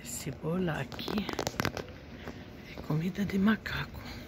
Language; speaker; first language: Portuguese; non-native, fluent; Arabic